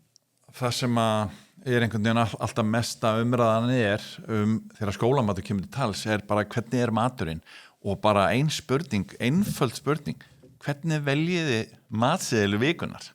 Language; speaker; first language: Icelandic; native; Icelandic